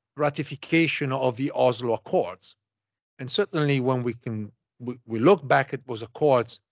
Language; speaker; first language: English; non-native, fluent; Italian